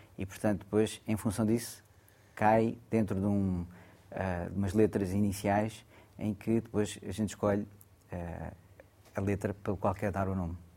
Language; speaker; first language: Portuguese; early bilingual, other home language; Gujarati